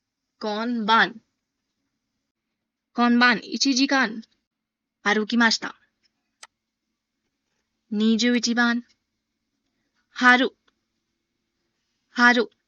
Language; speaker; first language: Japanese; non-native, fluent; Hindi